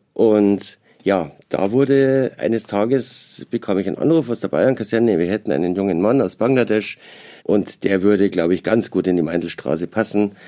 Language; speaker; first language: German; native; German